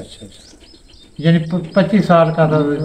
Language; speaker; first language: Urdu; non-native, local second language; Punjabi